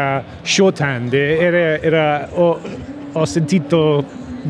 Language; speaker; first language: Italian; non-native, learner; English